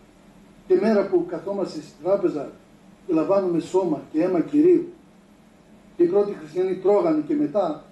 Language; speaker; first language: Greek; native; Greek